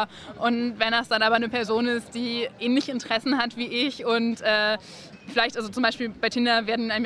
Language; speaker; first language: German; native; German